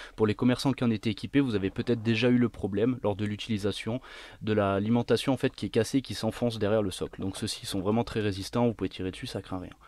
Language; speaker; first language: French; native; French